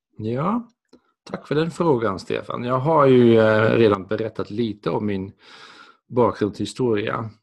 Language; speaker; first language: Swedish; non-native, fluent; Dutch